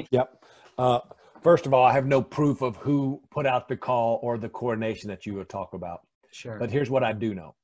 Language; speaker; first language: English; native; English